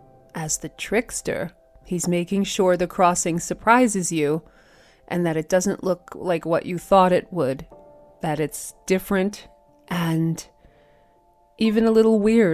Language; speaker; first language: English; native; English